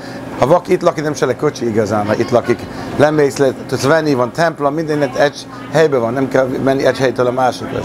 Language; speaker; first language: Hungarian; early bilingual, heritage; Hungarian